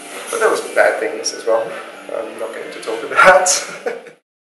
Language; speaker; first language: English; native; English